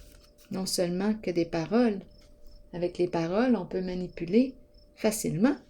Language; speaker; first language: French; native; French